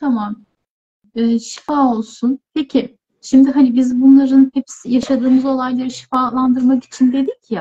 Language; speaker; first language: Turkish; native; Turkish